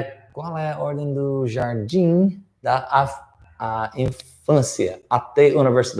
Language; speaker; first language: Portuguese; non-native, fluent; English